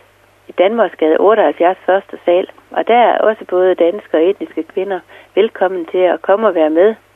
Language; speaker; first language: Danish; native; Danish